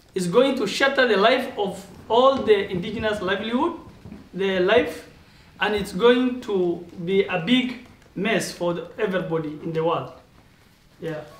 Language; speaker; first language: English; non-native, local second language; Oromo